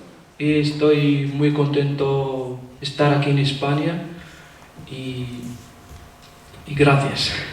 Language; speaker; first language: Spanish; non-native, learner; Arabic